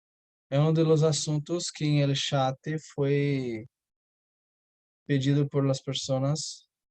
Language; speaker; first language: Spanish; non-native, learner; Portuguese